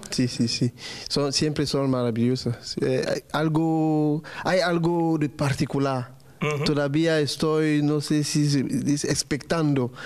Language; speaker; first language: Spanish; non-native, learner; French